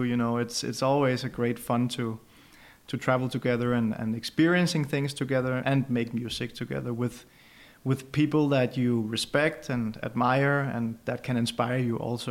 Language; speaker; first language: English; non-native, fluent; Danish